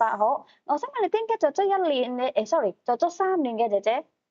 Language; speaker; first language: Cantonese; native; Cantonese